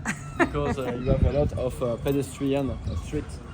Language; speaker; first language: English; non-native, learner; French